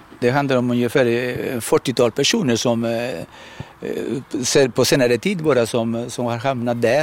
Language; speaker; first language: Swedish; non-native, fluent; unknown